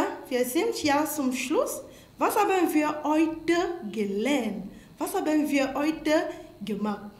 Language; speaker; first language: German; non-native, fluent; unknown